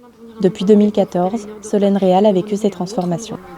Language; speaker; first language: French; native; French